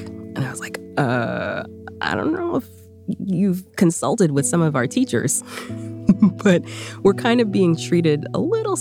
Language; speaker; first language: English; early bilingual, other home language; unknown